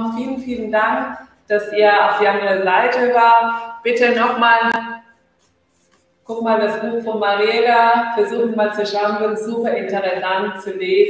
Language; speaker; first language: German; non-native, fluent; Spanish